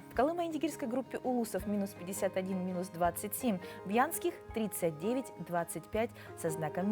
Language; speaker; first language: Russian; native; Russian